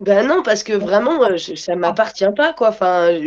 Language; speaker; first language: French; native; French